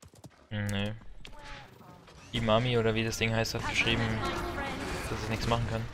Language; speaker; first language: German; native; German